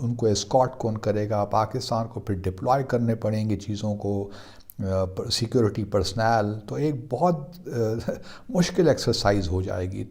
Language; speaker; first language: Urdu; native; Urdu